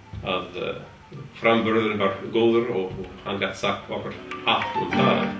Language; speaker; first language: Icelandic; non-native, learner; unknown